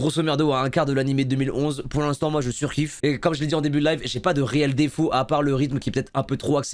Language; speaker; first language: French; native; French